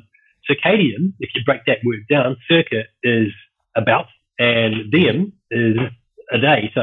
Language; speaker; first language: English; native; English